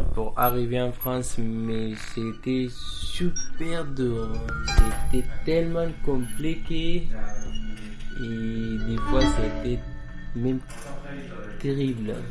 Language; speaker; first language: French; non-native, learner; Persian